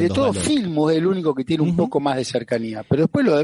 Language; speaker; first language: Spanish; native; Spanish